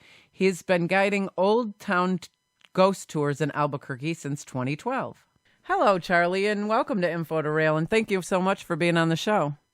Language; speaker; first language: English; native; English